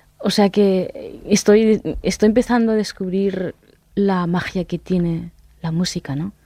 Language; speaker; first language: Spanish; non-native, fluent; Japanese